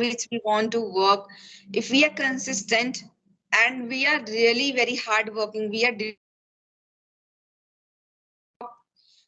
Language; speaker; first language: English; non-native, fluent; Hindi